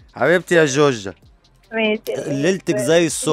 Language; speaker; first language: Arabic; native; Arabic